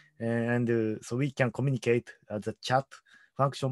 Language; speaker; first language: English; non-native, learner; Japanese